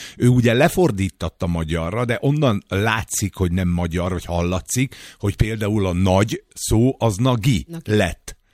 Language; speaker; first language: Hungarian; native; Hungarian